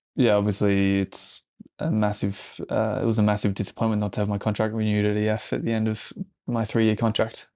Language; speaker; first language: English; native; English